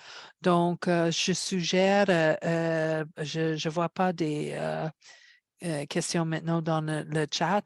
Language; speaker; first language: French; non-native, fluent; English